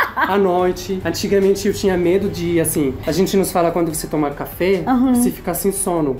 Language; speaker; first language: Portuguese; non-native, fluent; Arabic